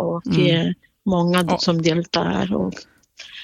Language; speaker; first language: Swedish; non-native, fluent; Central Kurdish